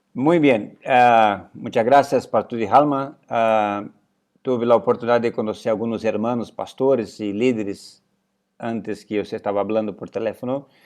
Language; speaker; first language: Spanish; non-native, fluent; Portuguese